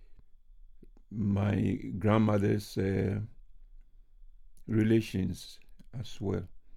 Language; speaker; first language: English; non-native, local second language; Ga